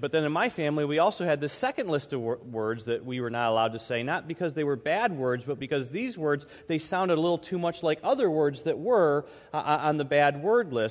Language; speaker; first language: English; native; English